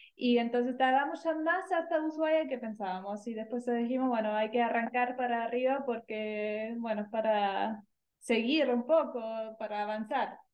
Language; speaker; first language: Spanish; non-native, fluent; German